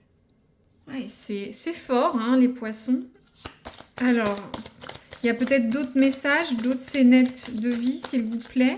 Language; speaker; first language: French; native; French